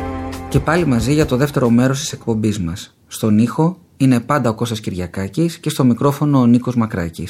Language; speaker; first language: Greek; native; Greek